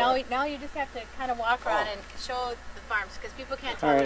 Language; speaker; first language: English; native; English